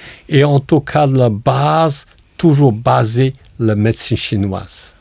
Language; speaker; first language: French; non-native, learner; Chinese